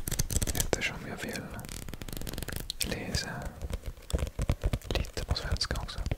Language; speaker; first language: Swedish; non-native, learner; English